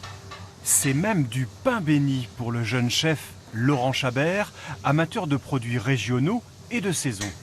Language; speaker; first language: French; native; French